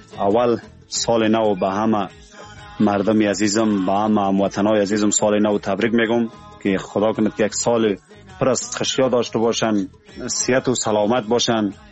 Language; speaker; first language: Persian; native; Persian